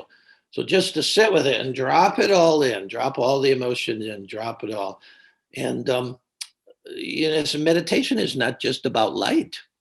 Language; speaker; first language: English; native; English